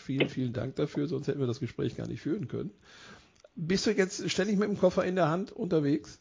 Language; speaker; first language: German; native; German